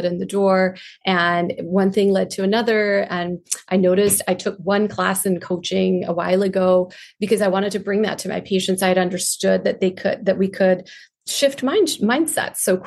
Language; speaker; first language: English; non-native, local second language; Hindi